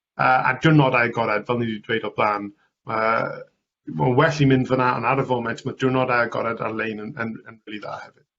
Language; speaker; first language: Welsh; non-native, local second language; English